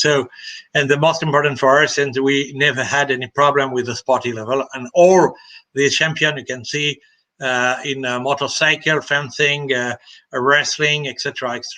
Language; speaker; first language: English; non-native, fluent; French